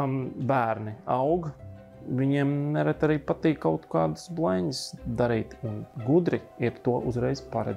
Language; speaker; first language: Latvian; native; Latvian